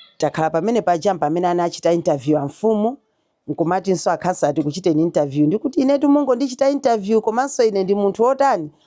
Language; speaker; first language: Nyanja; native; Nyanja